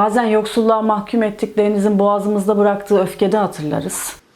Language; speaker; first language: Turkish; native; Turkish